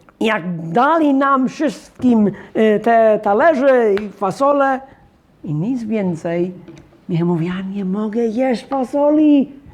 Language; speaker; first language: Polish; non-native, fluent; English